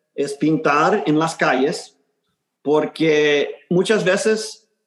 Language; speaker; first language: Spanish; early bilingual, heritage; Spanish